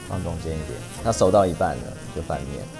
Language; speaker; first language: Chinese; native; Chinese